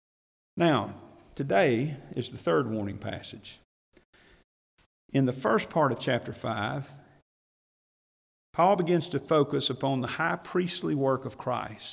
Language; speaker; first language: English; native; English